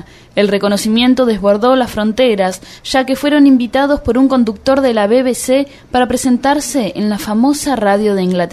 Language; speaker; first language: Spanish; native; Spanish